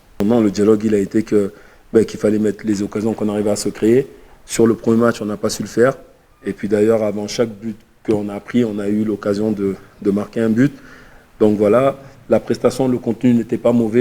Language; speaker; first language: French; native; French